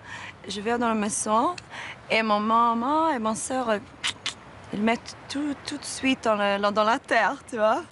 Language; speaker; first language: French; non-native, fluent; Swedish